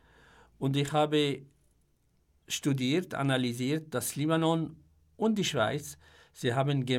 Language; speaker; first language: German; non-native, fluent; Arabic